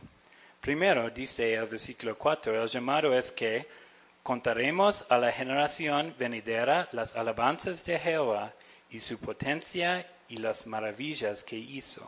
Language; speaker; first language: Spanish; non-native, fluent; English